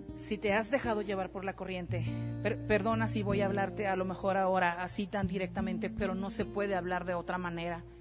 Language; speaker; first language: Spanish; native; Spanish